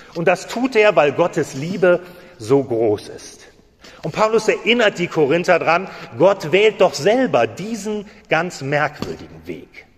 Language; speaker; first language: German; native; German